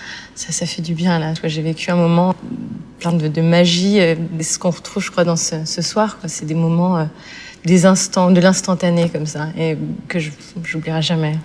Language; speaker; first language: French; native; French